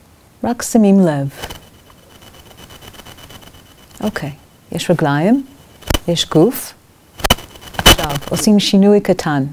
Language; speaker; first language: Hebrew; non-native, fluent; English